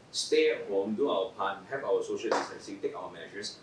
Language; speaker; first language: English; non-native, local second language; Chinese